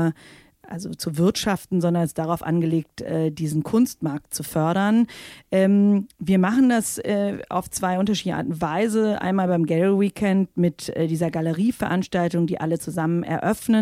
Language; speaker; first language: German; native; German